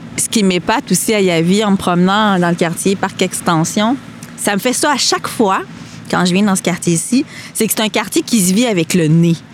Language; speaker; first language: French; native; French